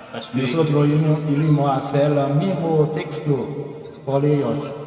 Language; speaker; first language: Spanish; non-native, learner; Haitian Creole